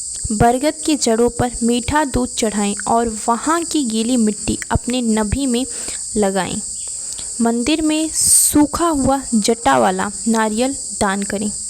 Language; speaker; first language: Hindi; native; Hindi